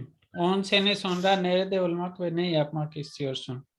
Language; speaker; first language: Turkish; non-native, fluent; Urdu